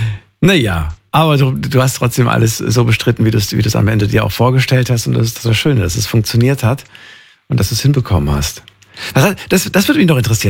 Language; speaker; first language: German; native; German